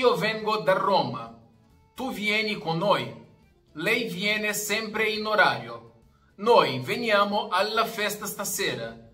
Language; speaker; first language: Italian; non-native, fluent; Portuguese